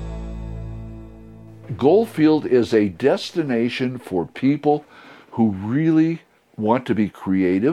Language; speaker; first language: English; native; English